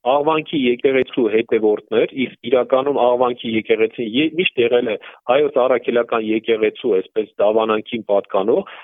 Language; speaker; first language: Armenian; native; Armenian